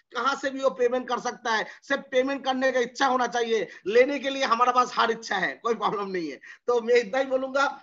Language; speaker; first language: Hindi; non-native, local second language; Bangla